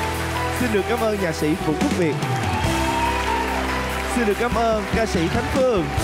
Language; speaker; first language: Vietnamese; native; Vietnamese